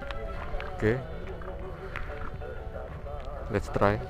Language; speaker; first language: English; non-native, learner; Indonesian